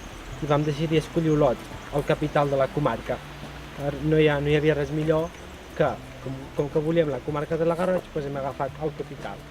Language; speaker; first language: Catalan; early bilingual, other home language; Georgian